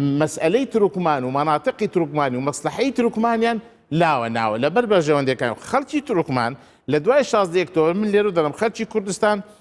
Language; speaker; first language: Central Kurdish; non-native, local second language; Turkish